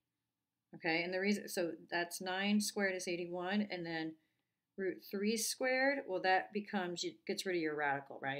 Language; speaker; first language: English; native; English